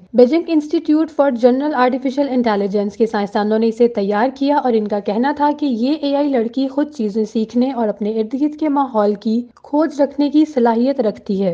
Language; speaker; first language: Urdu; native; Urdu